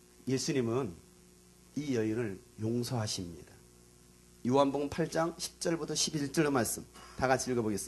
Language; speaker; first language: Korean; native; Korean